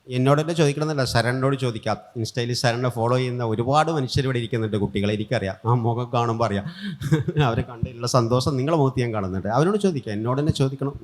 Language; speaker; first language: Malayalam; native; Malayalam